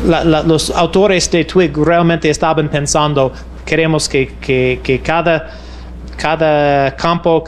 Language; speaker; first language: Spanish; non-native, fluent; English